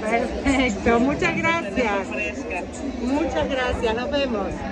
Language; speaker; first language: Spanish; native; Spanish